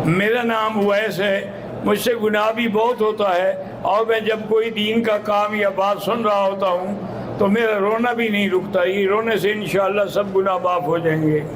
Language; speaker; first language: Urdu; native; Urdu